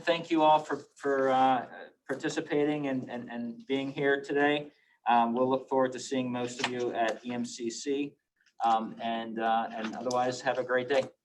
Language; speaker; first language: English; native; English